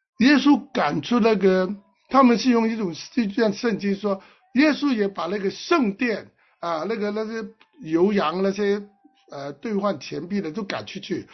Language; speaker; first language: Chinese; non-native, local second language; Cantonese